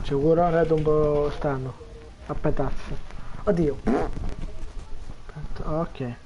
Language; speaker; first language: Italian; native; Italian